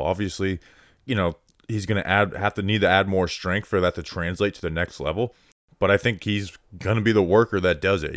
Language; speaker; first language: English; native; English